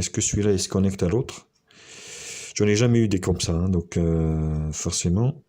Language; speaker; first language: French; native; French